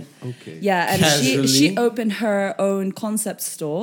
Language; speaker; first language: English; non-native, local second language; Japanese